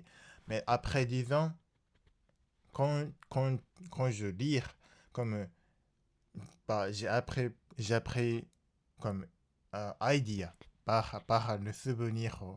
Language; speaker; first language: French; non-native, learner; Japanese